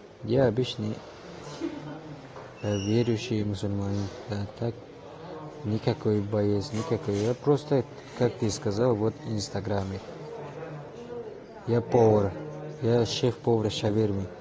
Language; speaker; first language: Russian; non-native, learner; Tajik